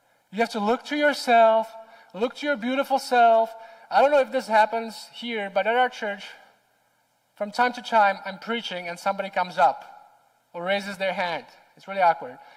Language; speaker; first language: English; non-native, fluent; Czech